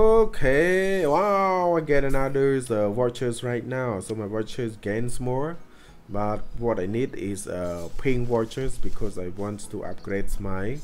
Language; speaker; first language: English; non-native, learner; Khmer